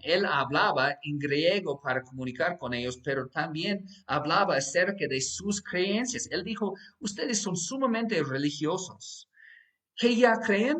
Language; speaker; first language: Spanish; non-native, fluent; English